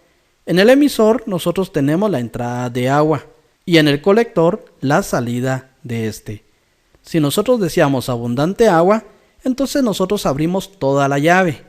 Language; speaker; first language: Spanish; native; Spanish